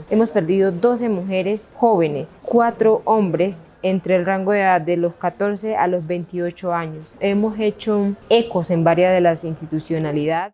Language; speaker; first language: Spanish; non-native, local second language; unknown